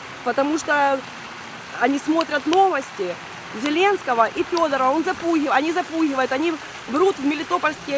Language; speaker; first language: Russian; native; Russian